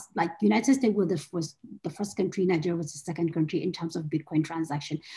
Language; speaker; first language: English; non-native, local second language; Hausa